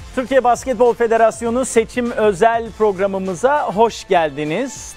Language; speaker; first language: Turkish; native; Turkish